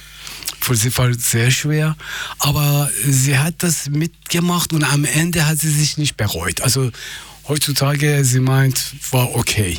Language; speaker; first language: German; non-native, fluent; Persian